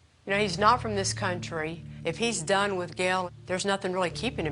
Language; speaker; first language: English; native; English